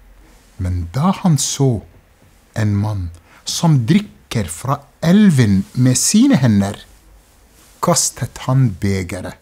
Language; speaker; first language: Norwegian; non-native, fluent; Arabic